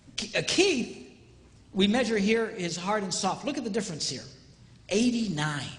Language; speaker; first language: English; native; English